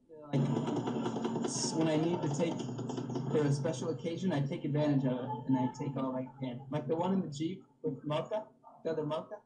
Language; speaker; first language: English; native; English